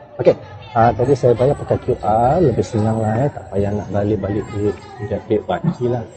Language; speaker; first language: Malay; native; Malay